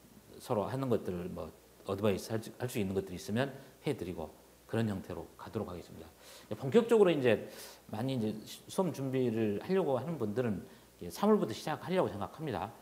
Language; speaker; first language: Korean; native; Korean